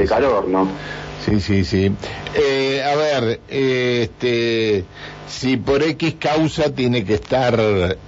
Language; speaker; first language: Spanish; native; Spanish